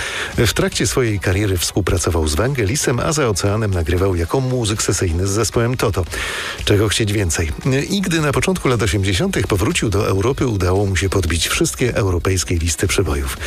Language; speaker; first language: Polish; native; Polish